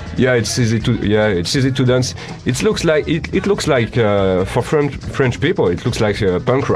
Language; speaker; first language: English; non-native, learner; French